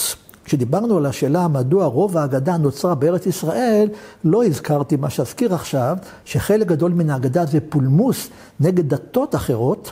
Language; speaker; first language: Hebrew; native; Hebrew